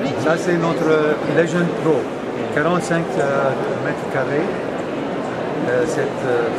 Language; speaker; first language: French; non-native, fluent; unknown